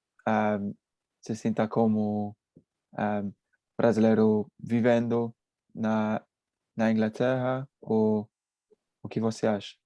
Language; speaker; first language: Portuguese; non-native, learner; English